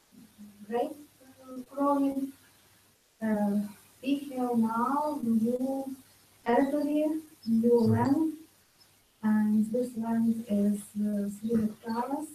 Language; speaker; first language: English; non-native, learner; Ukrainian